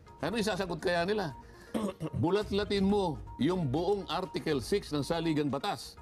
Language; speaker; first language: Filipino; non-native, local second language; Pampanga